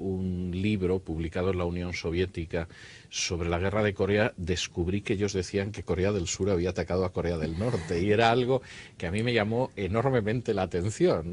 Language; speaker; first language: Spanish; native; Spanish